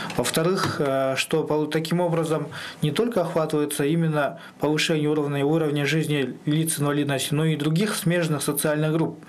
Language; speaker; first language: Russian; non-native, local second language; Kyrgyz